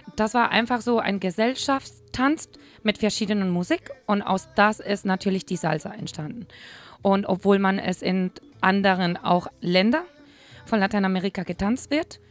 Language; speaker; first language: German; non-native, fluent; Spanish